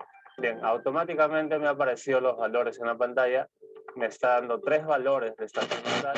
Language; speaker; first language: Spanish; native; Spanish